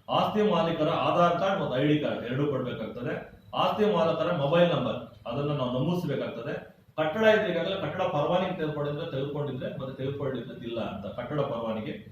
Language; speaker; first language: Kannada; native; Kannada